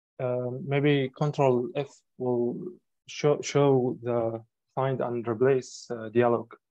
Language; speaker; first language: English; non-native, fluent; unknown